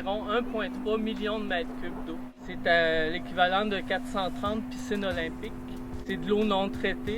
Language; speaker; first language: French; native; French